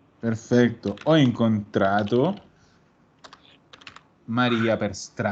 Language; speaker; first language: Italian; non-native, fluent; Spanish